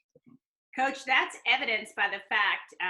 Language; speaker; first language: English; native; English